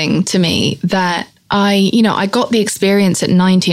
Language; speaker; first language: English; native; English